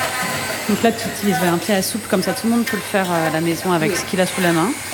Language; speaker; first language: French; native; French